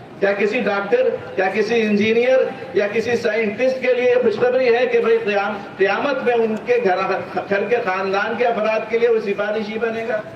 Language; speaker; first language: Urdu; native; Urdu